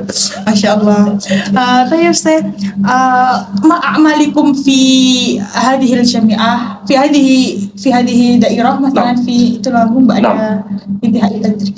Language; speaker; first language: Arabic; non-native, learner; Indonesian